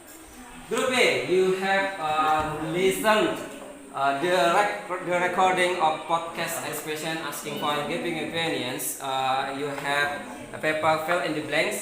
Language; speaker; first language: English; non-native, fluent; Indonesian